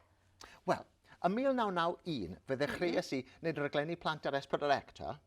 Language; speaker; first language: Welsh; native; Welsh